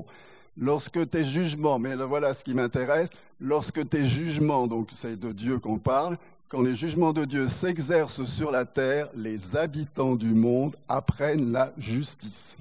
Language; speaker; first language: French; native; French